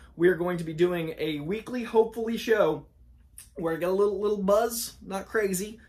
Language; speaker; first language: English; native; English